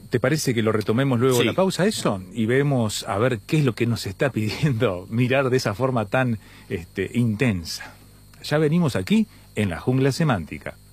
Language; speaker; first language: Spanish; native; Spanish